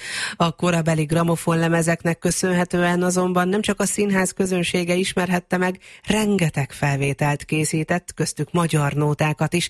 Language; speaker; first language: Hungarian; native; Hungarian